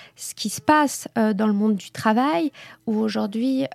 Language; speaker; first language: French; native; French